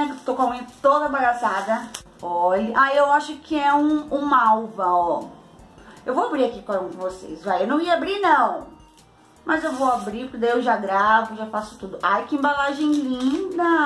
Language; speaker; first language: Portuguese; native; Portuguese